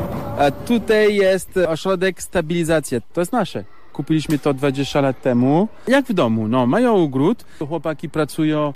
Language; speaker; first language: Polish; non-native, learner; French